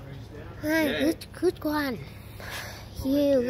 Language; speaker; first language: English; non-native, learner; Vietnamese